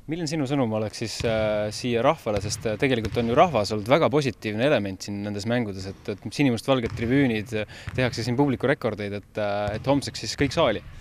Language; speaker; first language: Estonian; native; Estonian